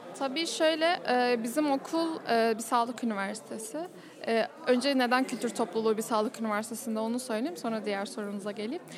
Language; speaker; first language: Turkish; native; Turkish